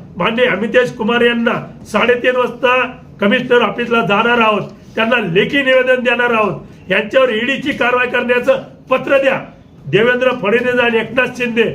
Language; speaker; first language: Marathi; native; Marathi